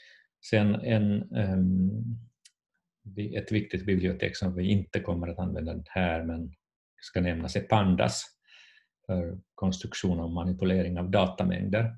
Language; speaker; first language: Swedish; non-native, fluent; Finnish